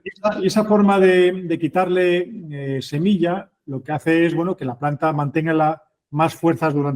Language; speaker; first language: Spanish; native; Spanish